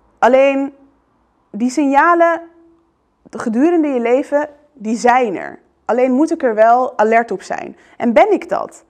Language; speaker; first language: Dutch; early bilingual, other home language; Arabic